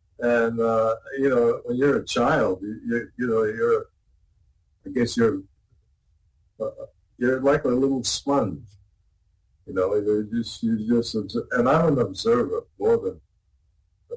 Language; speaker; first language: English; native; English